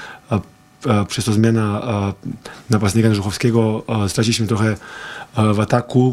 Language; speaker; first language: Polish; non-native, fluent; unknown